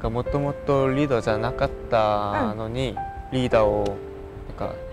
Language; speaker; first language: Japanese; non-native, learner; Korean